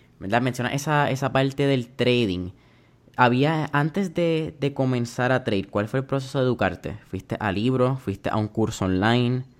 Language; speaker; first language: Spanish; native; Spanish